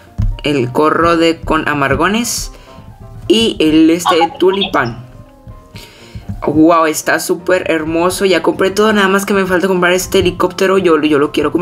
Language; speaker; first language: Spanish; native; Spanish